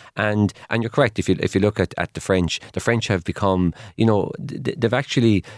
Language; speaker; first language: English; native; English